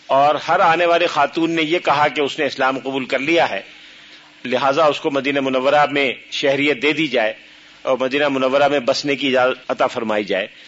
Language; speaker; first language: Urdu; native; Urdu